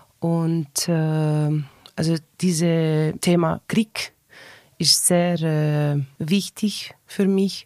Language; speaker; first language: German; non-native, learner; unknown